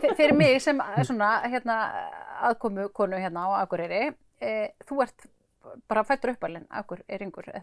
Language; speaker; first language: Icelandic; native; Icelandic